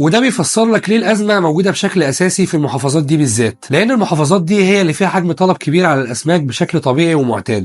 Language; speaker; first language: Arabic; native; Arabic